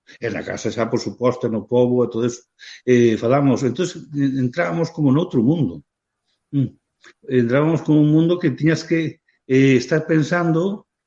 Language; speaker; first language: Galician; native; Galician